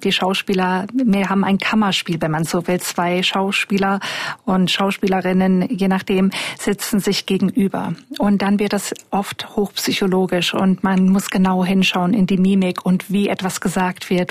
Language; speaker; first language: German; native; German